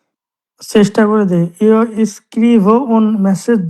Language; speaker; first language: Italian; non-native, learner; Bangla